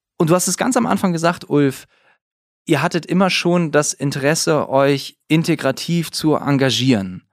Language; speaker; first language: German; native; German